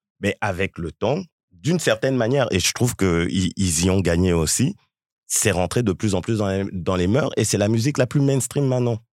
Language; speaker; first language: French; early bilingual, other home language; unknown